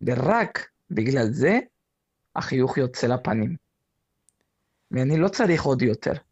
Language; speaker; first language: Hebrew; non-native, fluent; Spanish